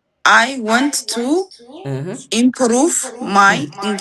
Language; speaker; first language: English; non-native, learner; Amharic